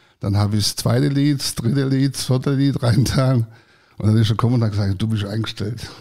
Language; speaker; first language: German; early bilingual, other home language; Croatian